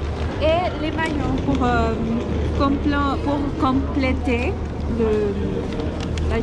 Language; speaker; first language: French; non-native, fluent; Spanish